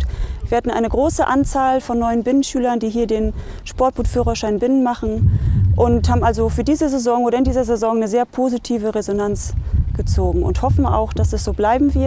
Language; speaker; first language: German; native; German